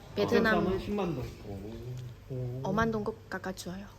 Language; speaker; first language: Korean; non-native, learner; Vietnamese